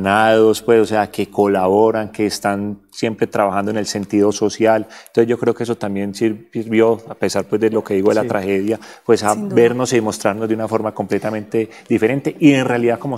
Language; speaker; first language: Spanish; native; Spanish